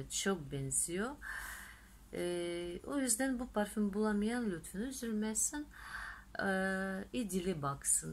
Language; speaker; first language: Turkish; non-native, fluent; Russian